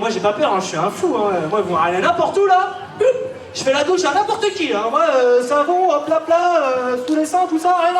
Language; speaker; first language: French; native; French